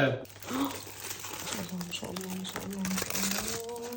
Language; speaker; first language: Arabic; native; Arabic